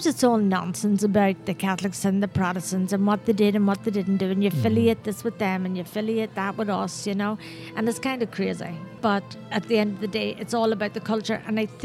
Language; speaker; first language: English; native; English